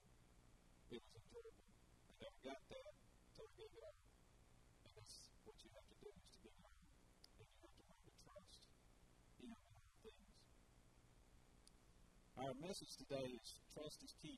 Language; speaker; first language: English; native; English